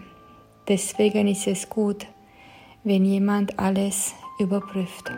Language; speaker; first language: German; non-native, fluent; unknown